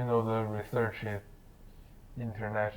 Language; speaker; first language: English; non-native, learner; Chinese